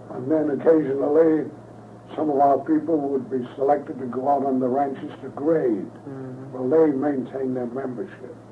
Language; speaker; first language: English; native; English